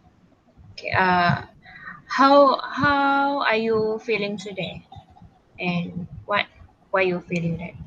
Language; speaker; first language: English; non-native, local second language; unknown